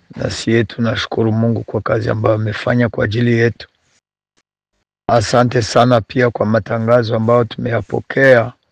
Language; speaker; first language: Swahili; native; Swahili